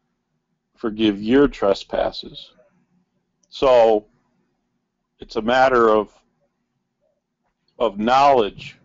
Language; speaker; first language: English; native; English